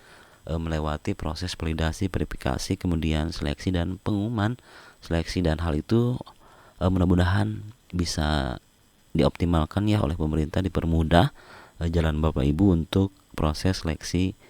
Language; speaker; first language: Indonesian; native; Indonesian